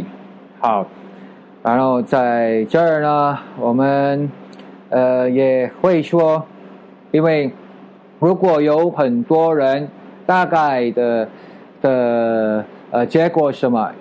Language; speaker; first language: Chinese; non-native, fluent; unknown